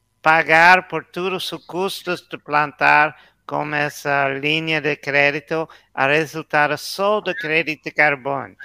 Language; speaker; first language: Portuguese; non-native, learner; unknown